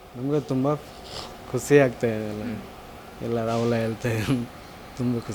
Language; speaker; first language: Kannada; non-native, learner; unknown